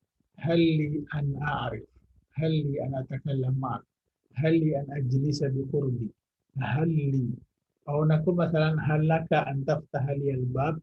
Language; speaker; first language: Arabic; non-native, fluent; Indonesian